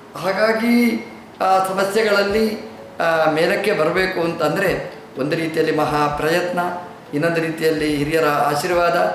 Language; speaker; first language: Kannada; non-native, local second language; Tulu